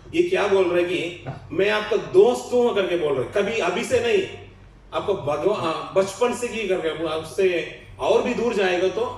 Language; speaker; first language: Hindi; non-native, local second language; Telugu